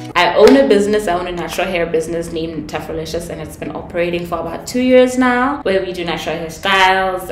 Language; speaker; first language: English; non-native, local second language; Tswana